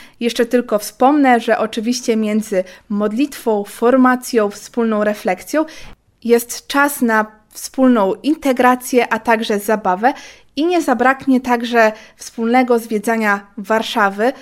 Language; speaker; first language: Polish; native; Polish